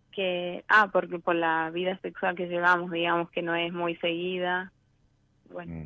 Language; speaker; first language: Spanish; native; Spanish